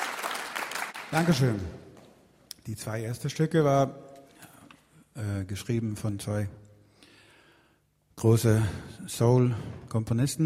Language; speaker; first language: German; non-native, fluent; Swedish